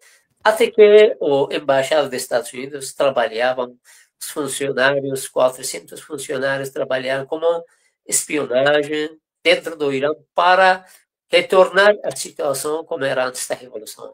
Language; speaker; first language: Portuguese; non-native, fluent; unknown